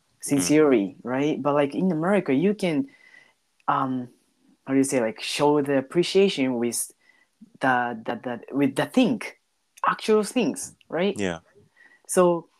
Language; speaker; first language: English; non-native, learner; Japanese